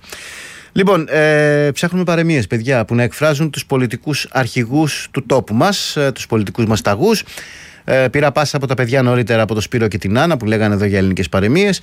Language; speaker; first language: Greek; native; Greek